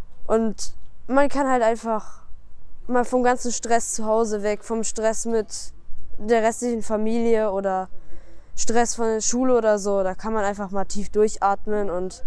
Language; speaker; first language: German; native; German